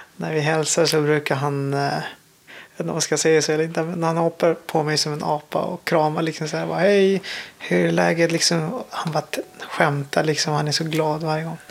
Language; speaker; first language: Swedish; non-native, fluent; Persian